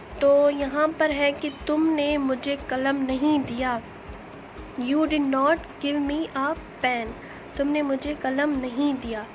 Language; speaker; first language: Urdu; non-native, local second language; Baluchi